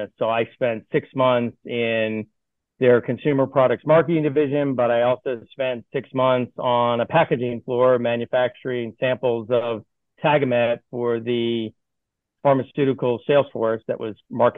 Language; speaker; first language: English; native; English